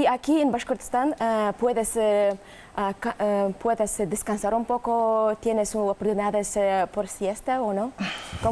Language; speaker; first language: Spanish; non-native, learner; Russian